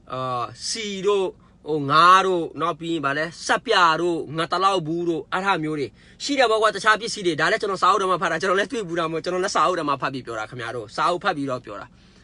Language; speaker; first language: Burmese; non-native, local second language; Mon